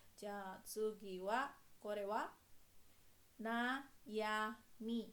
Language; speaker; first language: Japanese; non-native, fluent; Indonesian